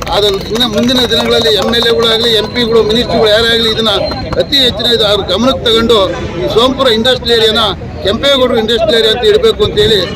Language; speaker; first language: Kannada; native; Kannada